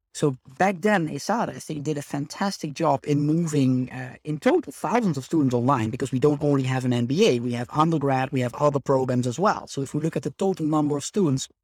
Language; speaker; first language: English; non-native, fluent; Dutch